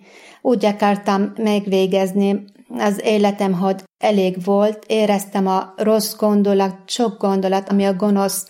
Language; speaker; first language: Hungarian; non-native, fluent; Arabic